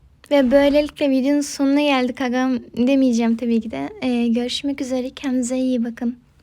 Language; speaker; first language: Turkish; non-native, fluent; Azerbaijani